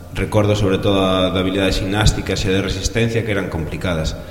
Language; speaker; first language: Spanish; non-native, local second language; Galician